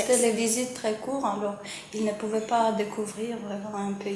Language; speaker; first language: French; non-native, fluent; Ukrainian